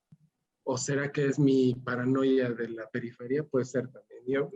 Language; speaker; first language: Spanish; native; Spanish